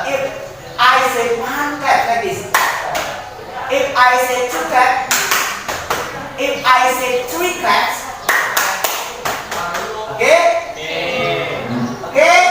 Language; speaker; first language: English; non-native, learner; Indonesian